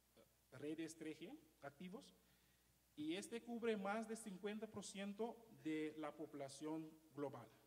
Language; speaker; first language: Spanish; non-native, fluent; Papiamento